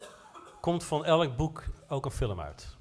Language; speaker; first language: Dutch; native; Dutch